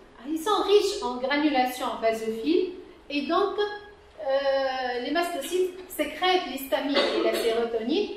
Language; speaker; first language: French; non-native, local second language; Arabic